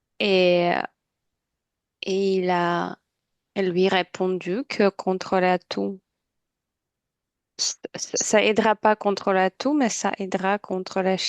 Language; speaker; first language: French; non-native, learner; Ukrainian